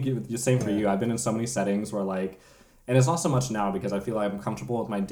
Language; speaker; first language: English; native; English